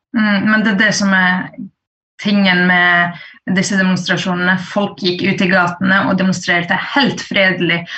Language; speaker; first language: Norwegian; early bilingual, other home language; Kurdish